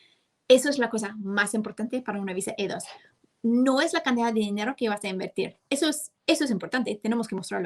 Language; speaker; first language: Spanish; non-native, fluent; English